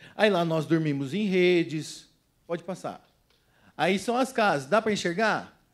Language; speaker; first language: Portuguese; native; Portuguese